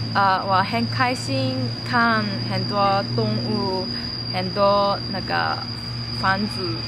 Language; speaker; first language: Chinese; non-native, learner; Japanese